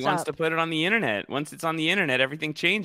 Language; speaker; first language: English; native; English